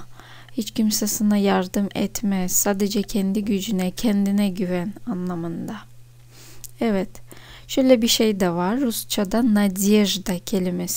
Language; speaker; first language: Turkish; non-native, fluent; Russian